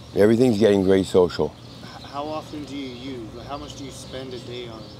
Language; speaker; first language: English; native; English